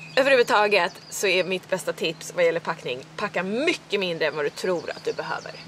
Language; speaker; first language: Swedish; native; Swedish